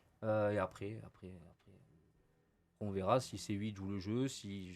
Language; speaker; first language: French; native; French